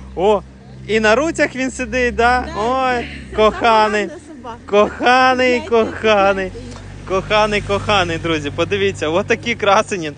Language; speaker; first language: Ukrainian; non-native, local second language; Russian